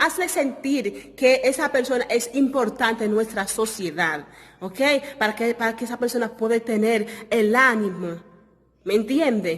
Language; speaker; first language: Spanish; non-native, fluent; Haitian Creole